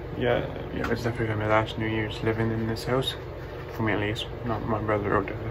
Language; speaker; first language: English; native; English